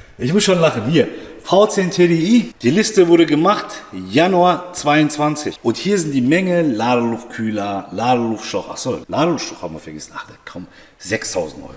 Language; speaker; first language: German; early bilingual, other home language; Turkish